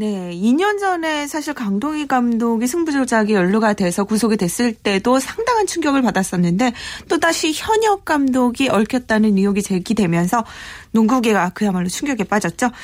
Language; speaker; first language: Korean; native; Korean